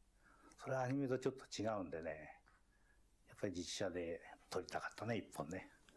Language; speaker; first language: Japanese; native; Japanese